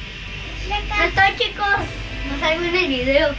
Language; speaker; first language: Spanish; native; Spanish